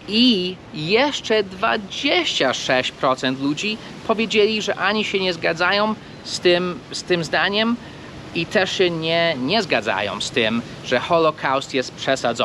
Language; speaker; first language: Polish; non-native, fluent; English